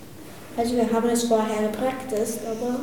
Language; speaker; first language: German; early bilingual, heritage; English